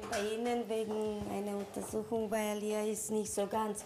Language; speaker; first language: German; non-native, learner; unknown